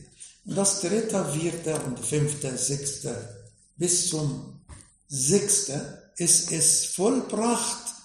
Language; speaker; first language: German; non-native, fluent; Arabic